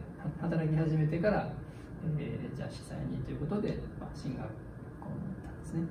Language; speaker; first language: Japanese; native; Japanese